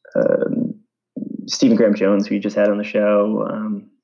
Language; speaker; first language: English; native; English